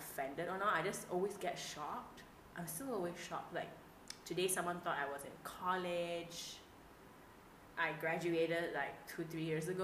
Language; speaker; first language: English; non-native, local second language; Chinese